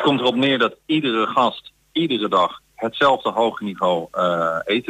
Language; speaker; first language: Dutch; native; Dutch